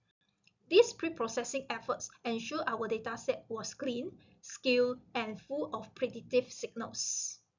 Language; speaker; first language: English; non-native, local second language; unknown